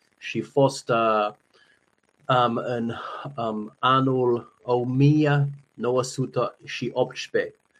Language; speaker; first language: Romanian; non-native, learner; English